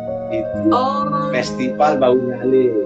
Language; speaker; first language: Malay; non-native, local second language; Sasak